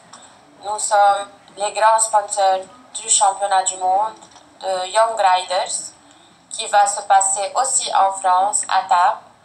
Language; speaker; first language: French; non-native, fluent; Arabic